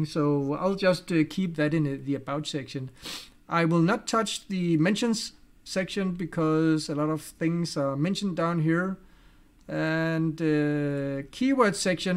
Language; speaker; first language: English; non-native, fluent; Danish